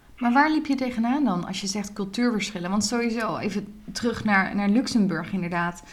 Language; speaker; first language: Dutch; native; Dutch